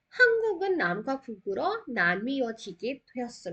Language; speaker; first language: Korean; non-native, fluent; Hindi